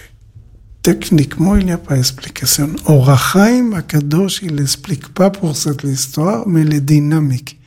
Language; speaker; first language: French; non-native, learner; Hebrew